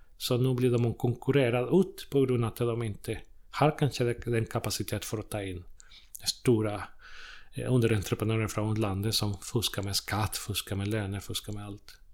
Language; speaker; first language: Swedish; non-native, fluent; Spanish